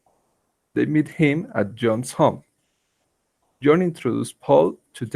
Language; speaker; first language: English; non-native, learner; Spanish